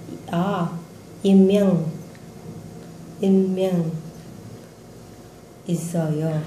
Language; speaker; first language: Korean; non-native, learner; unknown